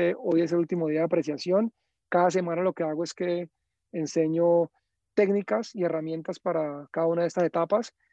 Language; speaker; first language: Spanish; native; Spanish